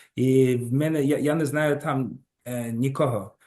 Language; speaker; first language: Ukrainian; early bilingual, heritage; Ukrainian